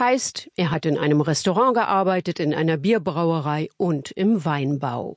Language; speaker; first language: German; native; German